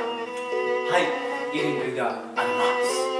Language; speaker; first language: Japanese; non-native, learner; English